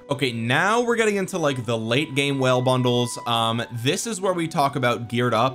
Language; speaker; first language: English; native; English